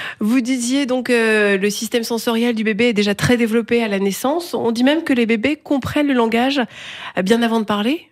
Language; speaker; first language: French; native; French